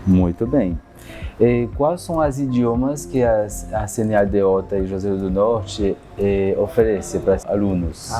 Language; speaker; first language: Portuguese; non-native, fluent; French